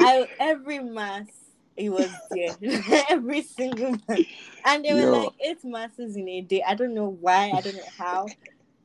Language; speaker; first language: English; non-native, local second language; Yoruba